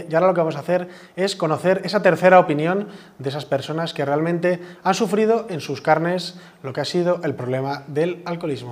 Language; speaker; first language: Spanish; native; Spanish